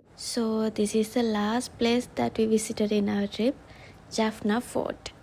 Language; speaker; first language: English; non-native, local second language; Sinhala